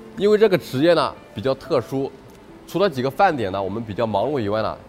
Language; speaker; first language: Chinese; native; Chinese